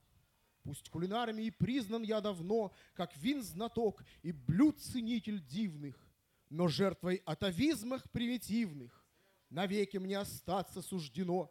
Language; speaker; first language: Russian; native; Russian